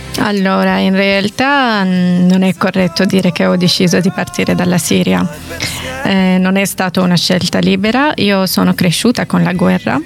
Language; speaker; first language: Italian; non-native, fluent; Arabic